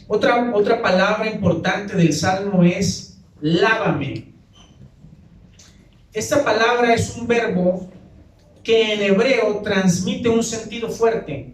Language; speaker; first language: Spanish; native; Spanish